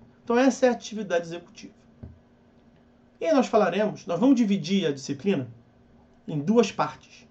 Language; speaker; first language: Portuguese; native; Portuguese